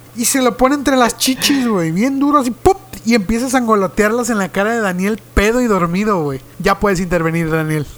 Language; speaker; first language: Spanish; native; Spanish